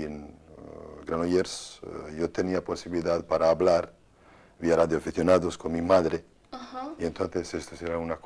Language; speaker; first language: Spanish; non-native, fluent; Bosnian